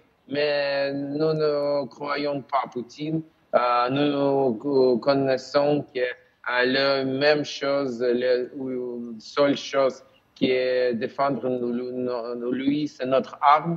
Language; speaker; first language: French; non-native, learner; Ukrainian